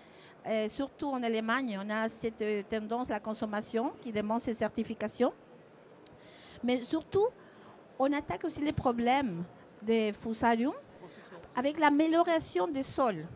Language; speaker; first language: French; non-native, fluent; Spanish